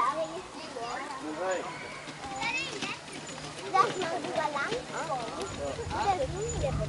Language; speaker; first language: Swedish; early bilingual, other home language; Achinese